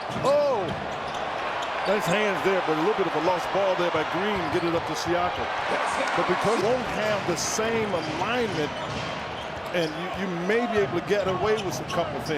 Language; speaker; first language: English; native; English